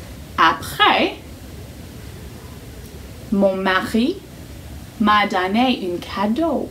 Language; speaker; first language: French; non-native, fluent; English